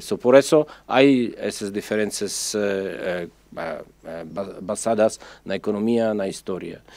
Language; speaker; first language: Spanish; non-native, fluent; Czech